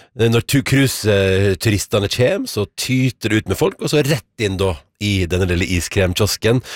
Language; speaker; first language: Norwegian; native; Norwegian